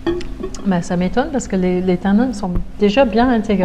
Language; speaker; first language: French; native; French